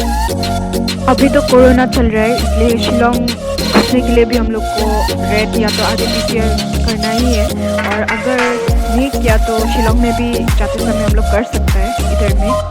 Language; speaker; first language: Hindi; non-native, local second language; Assamese